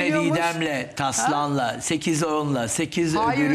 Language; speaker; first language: Turkish; native; Turkish